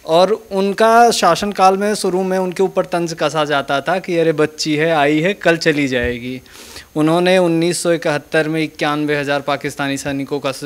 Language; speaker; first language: Hindi; native; Hindi